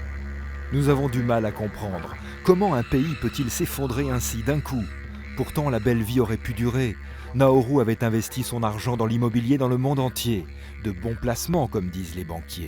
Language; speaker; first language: French; native; French